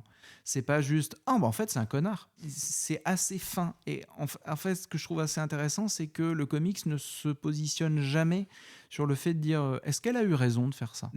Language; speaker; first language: French; native; French